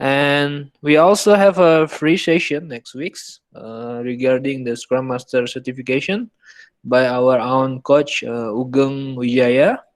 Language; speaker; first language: English; non-native, learner; Indonesian